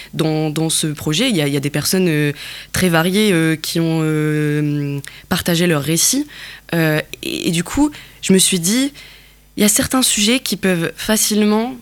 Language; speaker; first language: French; non-native, local second language; Kabyle